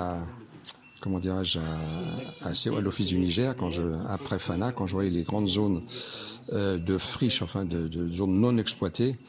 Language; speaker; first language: French; native; French